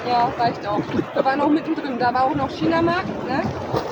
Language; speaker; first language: German; native; German